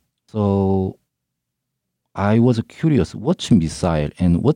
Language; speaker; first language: English; non-native, learner; Korean